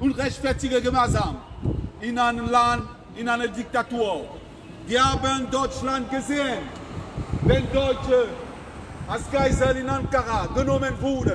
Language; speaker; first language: German; non-native, fluent; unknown